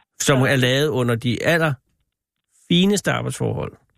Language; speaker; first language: Danish; native; Danish